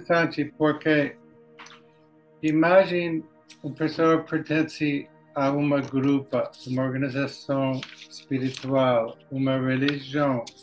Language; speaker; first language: Portuguese; non-native, learner; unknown